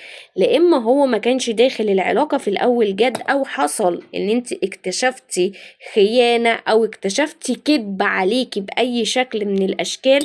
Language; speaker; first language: Arabic; native; Arabic